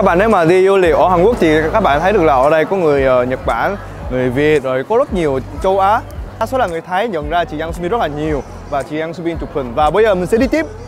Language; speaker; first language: Vietnamese; non-native, fluent; Korean